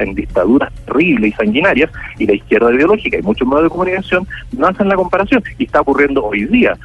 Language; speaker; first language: Spanish; native; Spanish